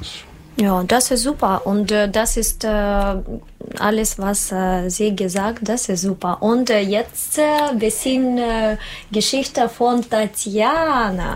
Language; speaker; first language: German; non-native, learner; Russian